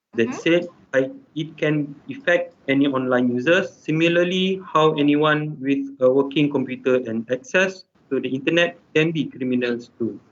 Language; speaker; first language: English; non-native, local second language; Malay